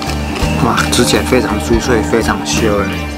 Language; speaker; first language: Chinese; native; Chinese